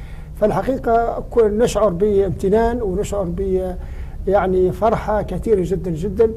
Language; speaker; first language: Arabic; native; Arabic